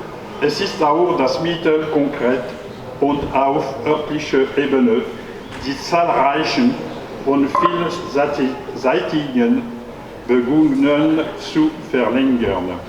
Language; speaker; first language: German; non-native, learner; French